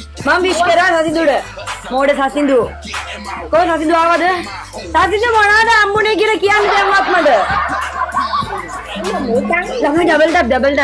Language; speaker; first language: Indonesian; non-native, learner; Vietnamese